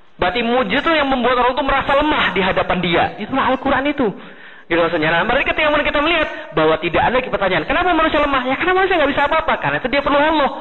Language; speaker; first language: Indonesian; native; Indonesian